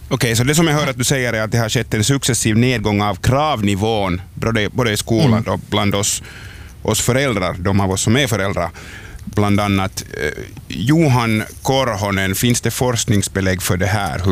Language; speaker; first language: Swedish; native; Swedish